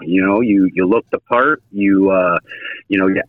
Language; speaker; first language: English; native; English